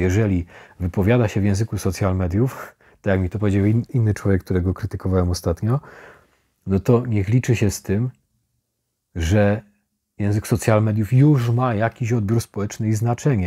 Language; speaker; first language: Polish; native; Polish